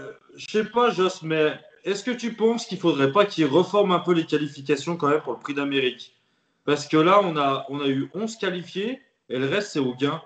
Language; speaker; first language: French; native; French